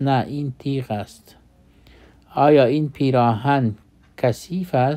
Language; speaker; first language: Persian; non-native, fluent; Urdu